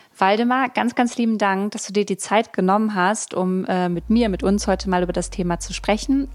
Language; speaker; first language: German; native; German